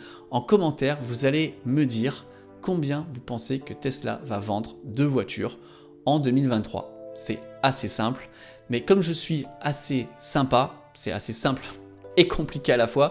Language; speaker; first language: French; native; French